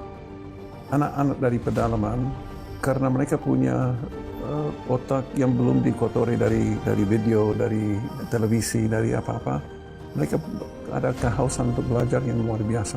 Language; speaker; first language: Indonesian; non-native, fluent; English